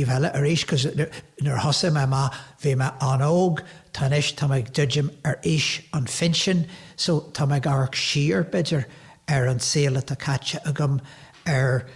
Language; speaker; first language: Irish; native; Irish